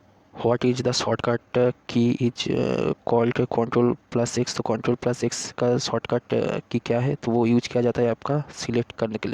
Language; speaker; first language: Hindi; native; Hindi